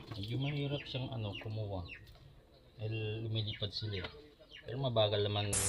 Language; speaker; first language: Filipino; non-native, local second language; Iloko